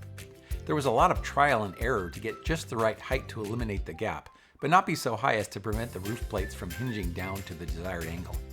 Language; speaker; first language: English; native; English